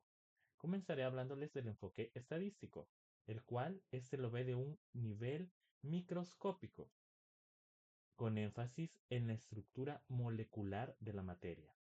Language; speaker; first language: Spanish; native; Spanish